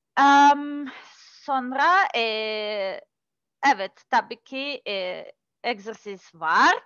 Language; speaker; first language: Turkish; non-native, learner; Russian